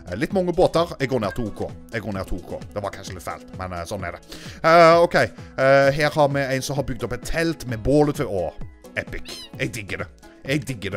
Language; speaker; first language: Norwegian; native; Norwegian